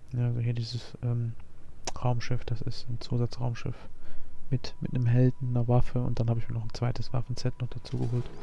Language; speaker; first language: German; native; German